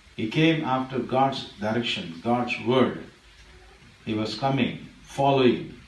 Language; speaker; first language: English; non-native, local second language; Tamil